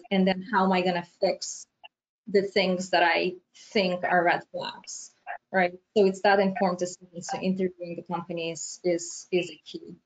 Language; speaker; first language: English; non-native, fluent; Romanian